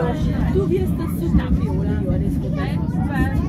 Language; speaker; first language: German; native; German